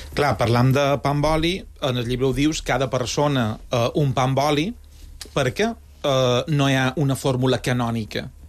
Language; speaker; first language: Catalan; native; Catalan